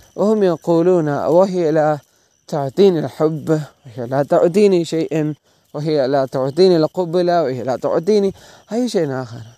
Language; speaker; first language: Arabic; non-native, learner; Malayalam